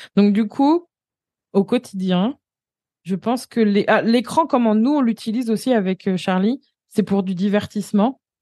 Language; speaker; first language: French; native; French